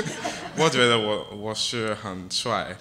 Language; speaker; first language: Chinese; non-native, learner; English